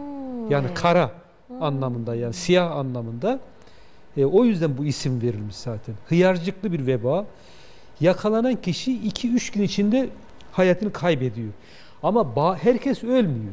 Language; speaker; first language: Turkish; native; Turkish